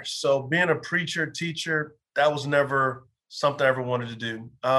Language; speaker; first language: English; native; English